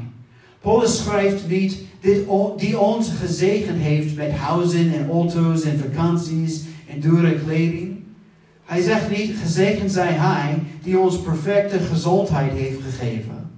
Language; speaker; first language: Dutch; non-native, fluent; English